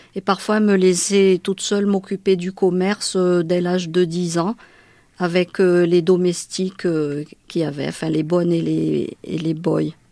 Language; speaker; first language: French; non-native, local second language; Malagasy